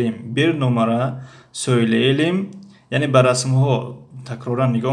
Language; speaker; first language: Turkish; non-native, fluent; Tajik